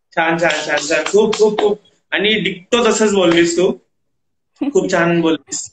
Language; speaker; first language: Marathi; non-native, local second language; Punjabi